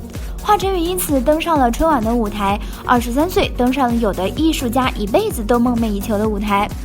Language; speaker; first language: Chinese; native; Chinese